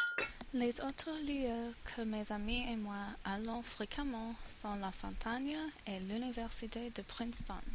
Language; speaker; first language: French; non-native, learner; English